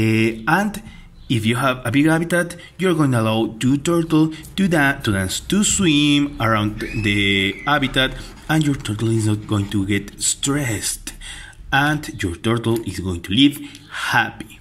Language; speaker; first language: English; non-native, fluent; Spanish